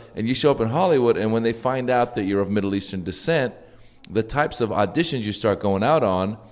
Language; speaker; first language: English; native; English